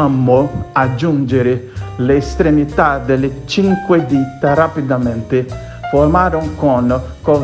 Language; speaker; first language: Italian; non-native, learner; Portuguese